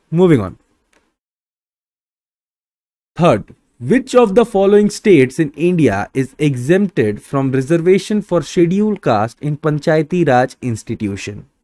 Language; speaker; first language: English; non-native, local second language; Bangla